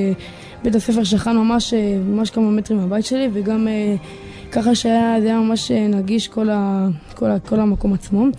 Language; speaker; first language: Hebrew; native; Hebrew